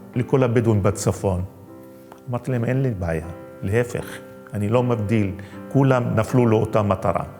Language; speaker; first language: Hebrew; non-native, local second language; Arabic